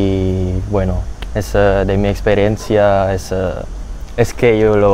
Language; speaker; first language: Spanish; non-native, learner; Indonesian